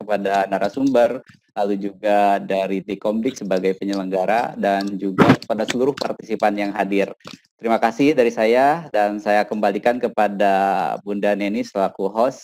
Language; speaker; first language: Indonesian; native; Indonesian